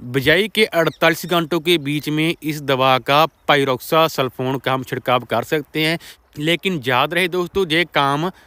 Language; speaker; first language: Hindi; non-native, local second language; Punjabi